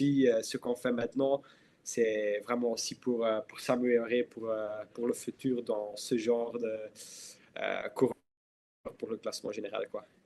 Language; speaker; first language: French; non-native, local second language; Dutch